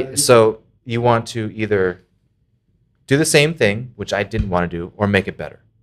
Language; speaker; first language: English; native; English